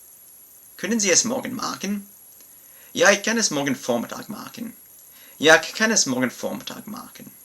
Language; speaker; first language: German; non-native, learner; English